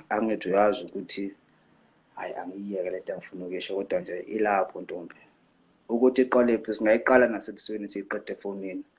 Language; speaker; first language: Zulu; native; Zulu